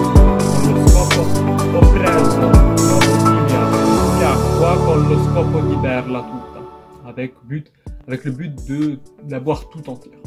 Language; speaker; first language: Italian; non-native, fluent; French